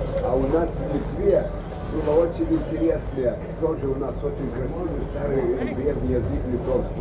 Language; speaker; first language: Russian; non-native, fluent; Lithuanian